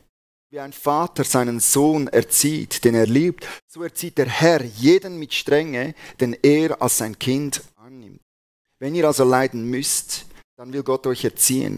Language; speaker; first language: German; native; German